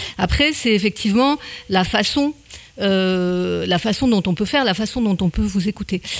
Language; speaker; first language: French; native; French